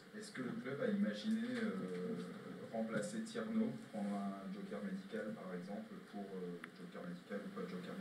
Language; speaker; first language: French; native; French